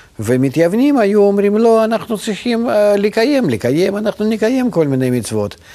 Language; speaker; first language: Hebrew; non-native, fluent; Russian